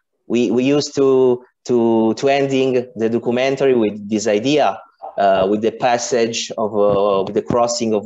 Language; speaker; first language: English; non-native, learner; Italian